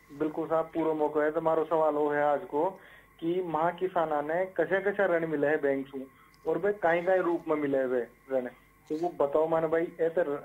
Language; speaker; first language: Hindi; native; Hindi